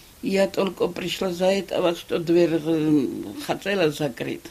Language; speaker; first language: Russian; non-native, local second language; Georgian